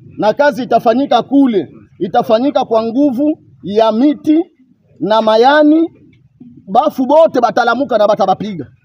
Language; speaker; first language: Swahili; native; Swahili